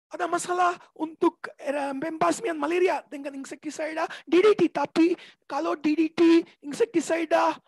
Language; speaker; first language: Indonesian; non-native, learner; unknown